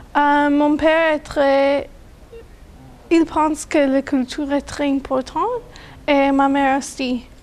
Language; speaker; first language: French; non-native, learner; English